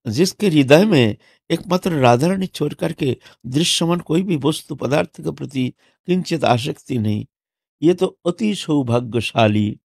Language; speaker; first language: Hindi; non-native, local second language; Bangla